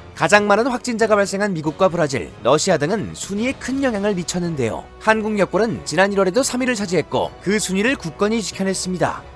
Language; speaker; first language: Korean; native; Korean